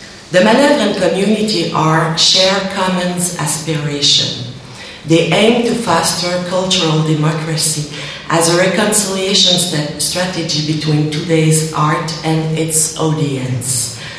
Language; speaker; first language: English; non-native, learner; French